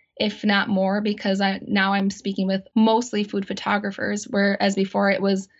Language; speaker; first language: English; native; English